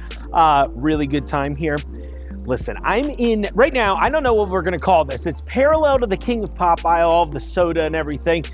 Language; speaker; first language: English; native; English